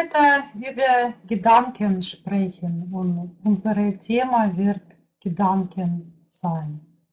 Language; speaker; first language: German; non-native, fluent; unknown